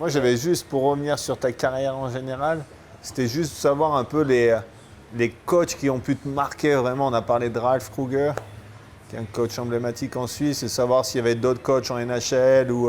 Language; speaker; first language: French; native; French